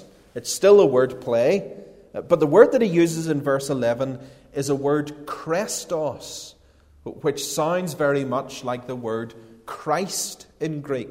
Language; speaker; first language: English; native; English